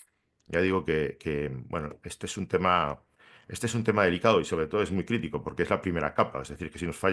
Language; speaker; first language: Spanish; native; Spanish